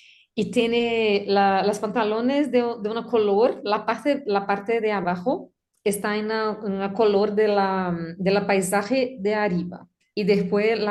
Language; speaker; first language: Spanish; non-native, learner; Portuguese